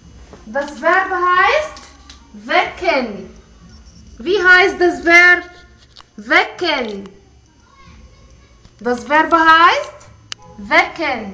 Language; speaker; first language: German; non-native, fluent; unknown